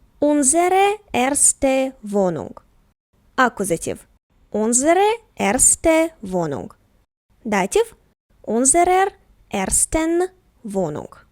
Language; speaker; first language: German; non-native, fluent; Ukrainian